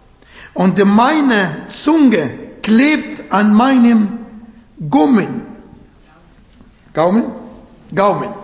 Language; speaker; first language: German; non-native, fluent; Arabic